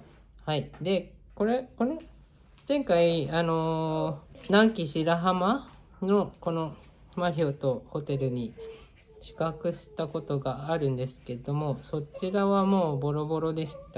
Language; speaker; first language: Japanese; native; Japanese